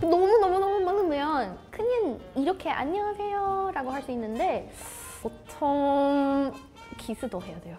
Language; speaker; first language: Korean; non-native, learner; Portuguese